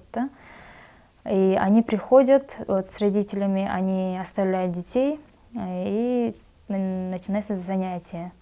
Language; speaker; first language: Russian; non-native, local second language; Kyrgyz